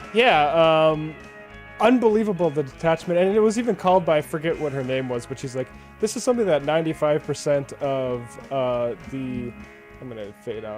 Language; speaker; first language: English; native; English